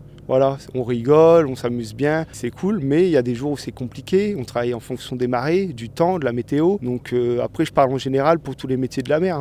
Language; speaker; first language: French; native; French